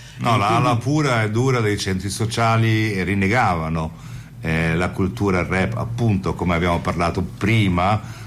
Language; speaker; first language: Italian; non-native, fluent; Spanish